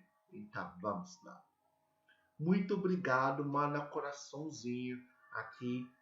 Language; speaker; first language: Portuguese; non-native, learner; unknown